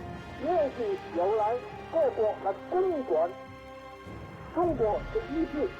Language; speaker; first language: Chinese; non-native, local second language; Cantonese